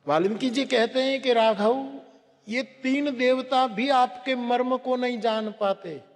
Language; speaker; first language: Hindi; non-native, local second language; Gujarati